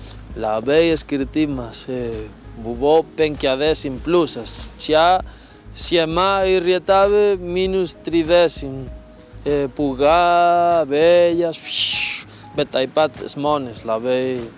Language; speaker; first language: Lithuanian; non-native, learner; Spanish